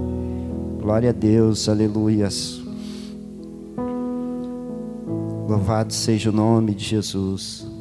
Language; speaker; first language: Portuguese; native; Portuguese